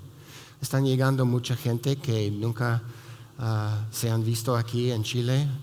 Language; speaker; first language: Spanish; non-native, fluent; English